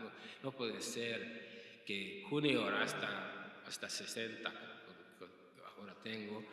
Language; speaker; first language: Spanish; non-native, fluent; Hungarian